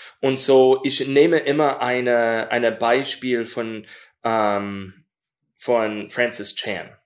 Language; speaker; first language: German; non-native, learner; English